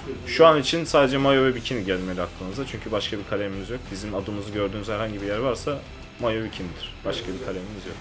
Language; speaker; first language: Turkish; native; Turkish